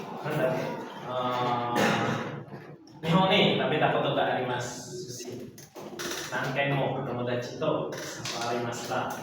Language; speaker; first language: Japanese; non-native, fluent; Indonesian